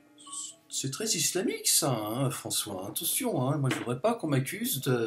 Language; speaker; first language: French; native; French